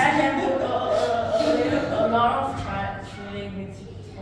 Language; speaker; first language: English; non-native, learner; Vietnamese